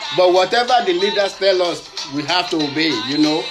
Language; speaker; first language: English; non-native, local second language; Yoruba